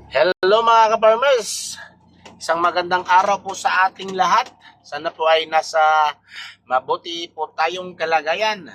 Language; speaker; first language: Filipino; non-native, local second language; Cebuano